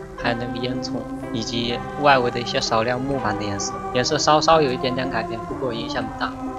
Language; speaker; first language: Chinese; native; Chinese